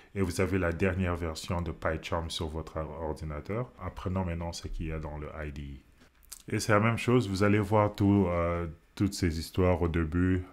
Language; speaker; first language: French; non-native, local second language; Lingala